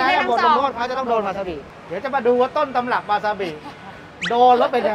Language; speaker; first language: Thai; native; Thai